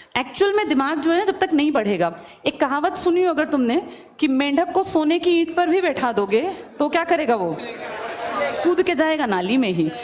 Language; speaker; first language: Hindi; native; Hindi